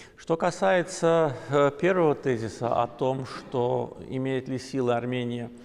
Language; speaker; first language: Russian; non-native, local second language; Azerbaijani